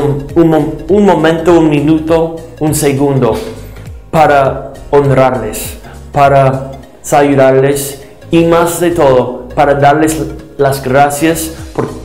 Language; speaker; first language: Spanish; non-native, fluent; English